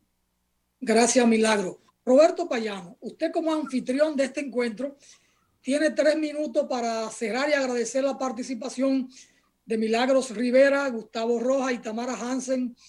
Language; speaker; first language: Spanish; native; Spanish